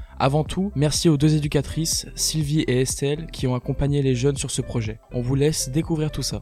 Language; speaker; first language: French; native; French